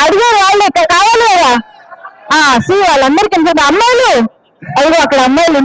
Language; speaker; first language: Telugu; native; Telugu